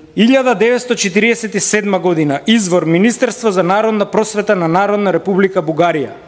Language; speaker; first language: Macedonian; native; Macedonian